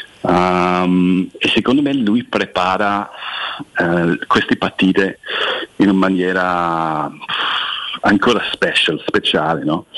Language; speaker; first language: Italian; non-native, fluent; English